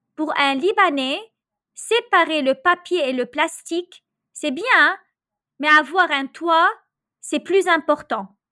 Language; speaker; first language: French; non-native, local second language; Arabic